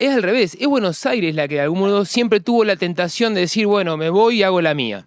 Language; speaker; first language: Spanish; native; Spanish